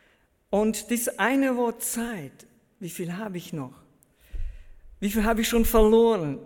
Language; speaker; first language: German; early bilingual, heritage; German